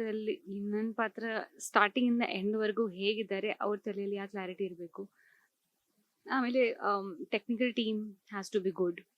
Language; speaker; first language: Kannada; non-native, local second language; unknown